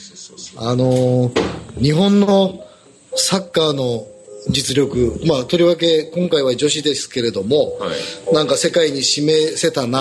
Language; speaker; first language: Japanese; native; Japanese